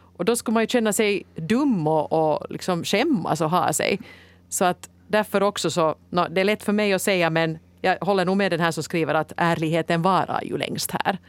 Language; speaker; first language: Swedish; native; Swedish